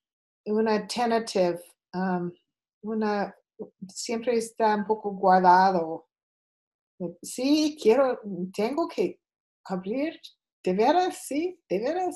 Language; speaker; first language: Spanish; non-native, learner; English